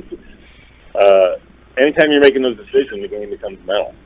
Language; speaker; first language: English; native; English